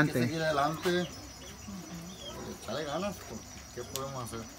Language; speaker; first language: Spanish; native; Spanish